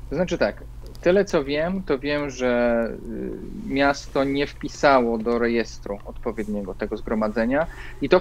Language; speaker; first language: Polish; native; Polish